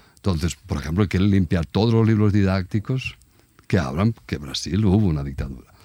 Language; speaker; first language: Spanish; native; Spanish